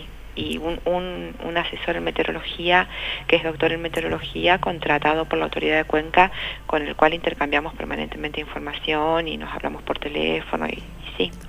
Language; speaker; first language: Spanish; native; Spanish